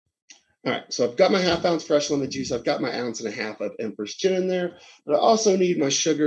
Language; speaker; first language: English; native; English